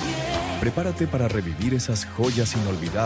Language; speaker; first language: Spanish; native; Spanish